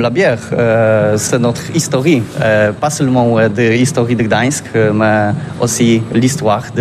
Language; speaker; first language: French; non-native, fluent; Polish